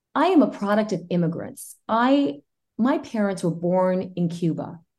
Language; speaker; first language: English; early bilingual, other home language; Spanish